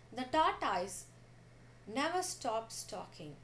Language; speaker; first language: English; non-native, local second language; Tamil